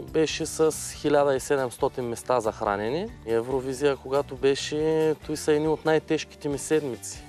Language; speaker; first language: Bulgarian; native; Bulgarian